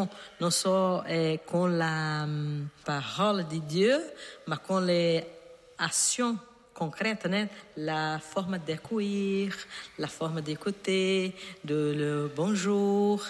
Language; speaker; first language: French; non-native, learner; Portuguese